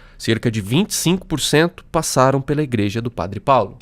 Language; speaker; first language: Portuguese; native; Portuguese